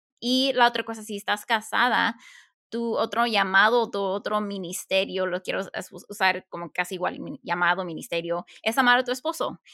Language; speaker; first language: Spanish; early bilingual, heritage; Spanish